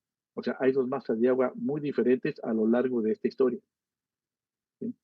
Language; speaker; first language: Spanish; native; Spanish